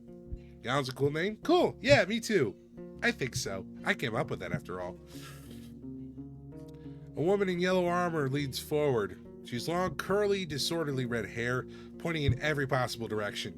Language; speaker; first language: English; native; English